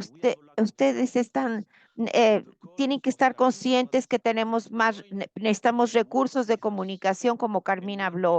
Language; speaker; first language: Spanish; non-native, fluent; Portuguese